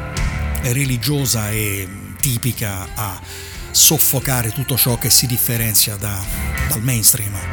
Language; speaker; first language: Italian; native; Italian